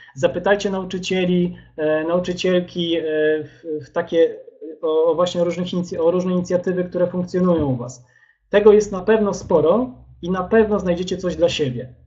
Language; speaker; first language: Polish; native; Polish